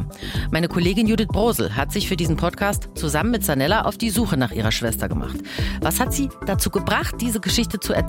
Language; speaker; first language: German; native; German